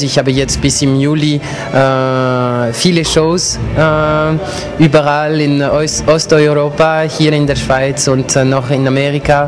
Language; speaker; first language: German; non-native, local second language; French